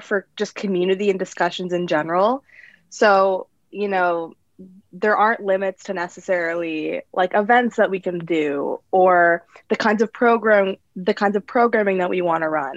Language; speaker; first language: English; native; English